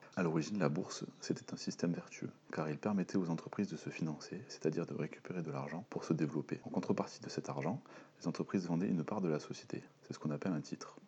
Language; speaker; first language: French; native; French